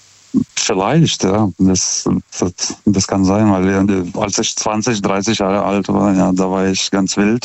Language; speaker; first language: German; non-native, fluent; Lithuanian